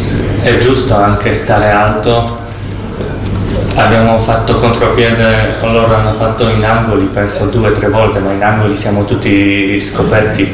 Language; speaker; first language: Italian; non-native, fluent; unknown